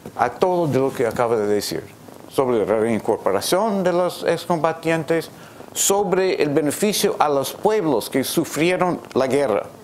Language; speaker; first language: Spanish; non-native, fluent; English